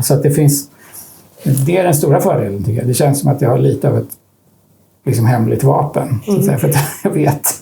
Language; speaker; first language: Swedish; native; Swedish